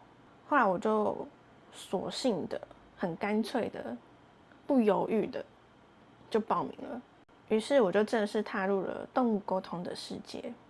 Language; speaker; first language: Chinese; native; Chinese